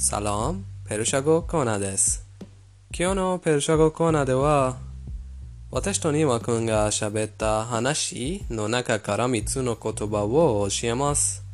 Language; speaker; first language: Japanese; non-native, fluent; Persian